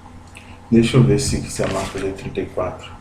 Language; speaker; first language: Portuguese; native; Portuguese